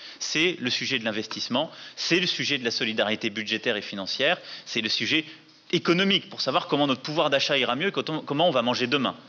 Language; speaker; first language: French; native; French